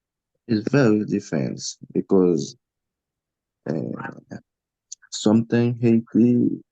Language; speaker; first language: English; non-native, learner; Haitian Creole